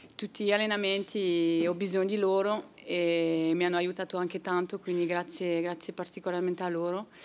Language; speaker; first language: Italian; non-native, fluent; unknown